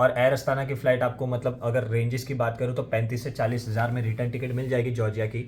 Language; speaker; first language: Hindi; native; Hindi